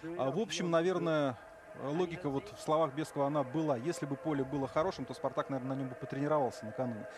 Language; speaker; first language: Russian; native; Russian